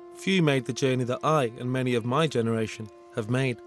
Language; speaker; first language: English; native; English